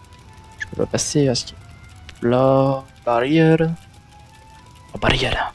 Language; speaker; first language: French; native; French